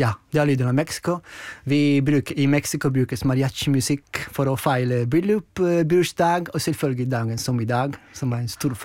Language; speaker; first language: Norwegian; non-native, fluent; Spanish